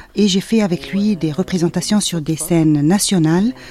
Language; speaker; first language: French; non-native, fluent; Arabic